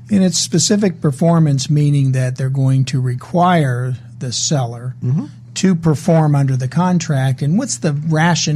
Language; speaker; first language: English; native; English